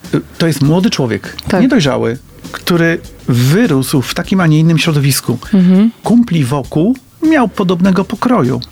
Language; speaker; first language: Polish; native; Polish